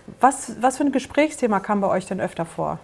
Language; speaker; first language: German; native; German